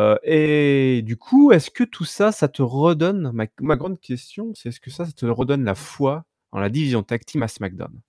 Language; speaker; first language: French; native; French